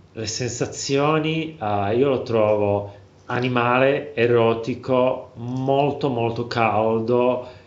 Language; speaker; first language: Italian; non-native, fluent; Slovak